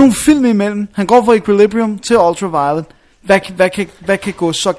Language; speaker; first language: Danish; native; Danish